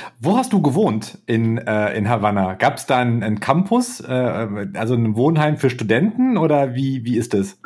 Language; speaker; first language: German; native; German